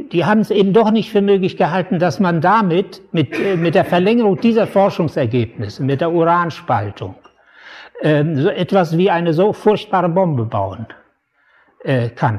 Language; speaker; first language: German; native; German